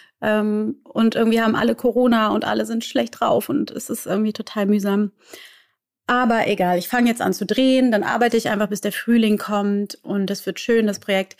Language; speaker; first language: German; native; German